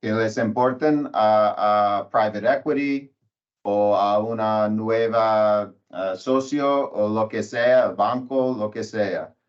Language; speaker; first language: Spanish; non-native, learner; English